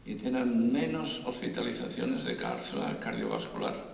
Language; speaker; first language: Spanish; native; Spanish